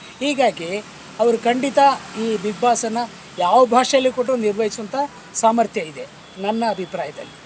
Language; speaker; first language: Kannada; native; Kannada